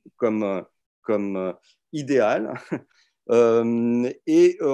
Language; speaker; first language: French; early bilingual, other home language; Russian